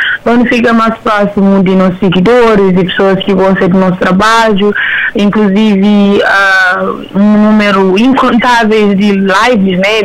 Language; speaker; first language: Portuguese; non-native, local second language; Kabuverdianu